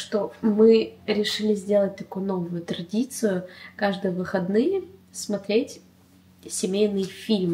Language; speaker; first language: Russian; native; Russian